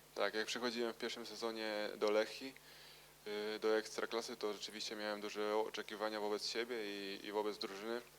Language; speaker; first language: Polish; native; Polish